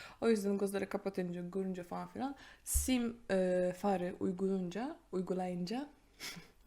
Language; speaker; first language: Turkish; non-native, fluent; Polish